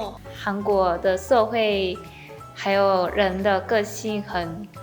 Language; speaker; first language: Chinese; non-native, learner; Korean